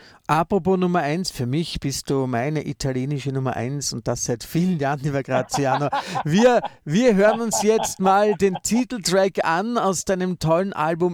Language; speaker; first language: German; native; German